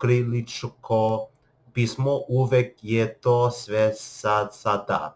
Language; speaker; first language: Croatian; non-native, learner; English